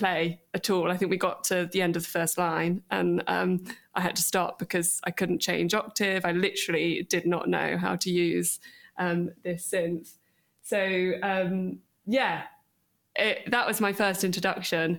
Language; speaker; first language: English; native; English